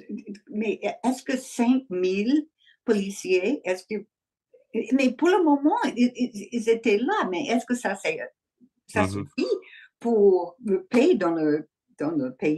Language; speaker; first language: French; non-native, learner; English